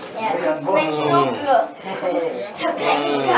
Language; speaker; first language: German; native; German